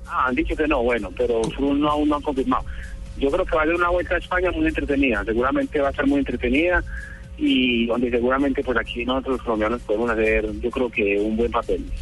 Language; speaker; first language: Spanish; native; Spanish